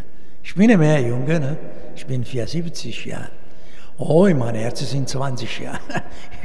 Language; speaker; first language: German; non-native, learner; Italian